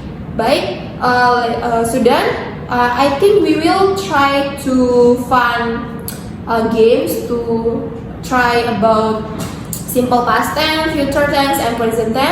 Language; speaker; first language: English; non-native, learner; Indonesian